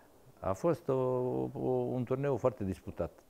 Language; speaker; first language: Romanian; non-native, local second language; Serbian